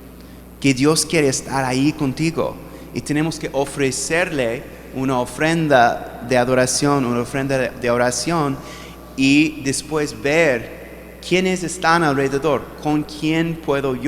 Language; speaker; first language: Spanish; non-native, fluent; English